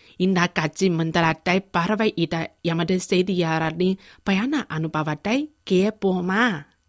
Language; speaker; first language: Tamil; non-native, fluent; Chinese